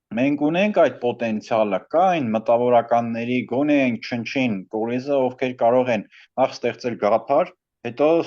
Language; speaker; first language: Armenian; native; Armenian